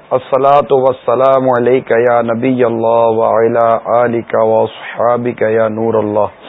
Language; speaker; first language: Urdu; native; Urdu